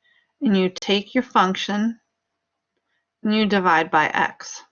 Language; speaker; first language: English; native; English